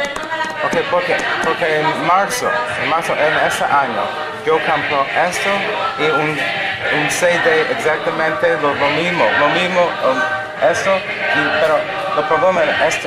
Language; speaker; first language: Spanish; non-native, learner; English